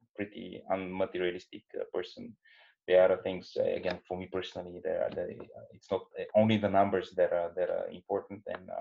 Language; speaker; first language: English; non-native, fluent; Bulgarian